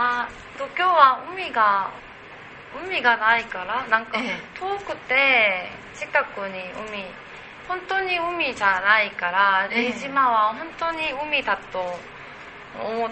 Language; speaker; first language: Japanese; non-native, learner; Korean